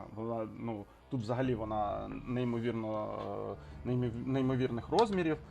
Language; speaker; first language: Ukrainian; non-native, local second language; Russian